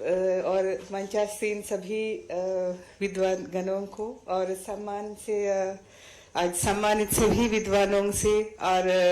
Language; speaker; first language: Hindi; non-native, fluent; Sinhala